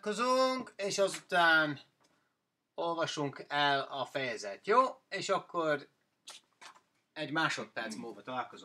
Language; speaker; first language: Hungarian; non-native, fluent; English